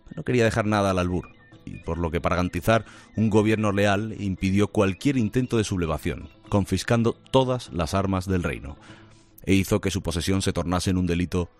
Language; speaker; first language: Spanish; native; Spanish